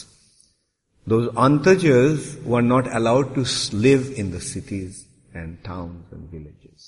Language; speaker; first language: English; non-native, local second language; Bangla